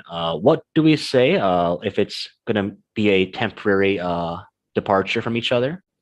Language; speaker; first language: English; native; English